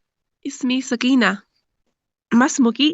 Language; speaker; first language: Arabic; non-native, learner; Kashmiri